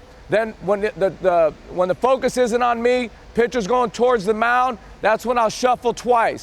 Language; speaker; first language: English; native; English